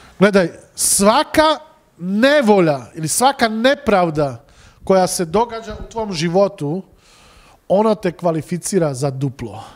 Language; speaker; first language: Serbian; non-native, local second language; Slovak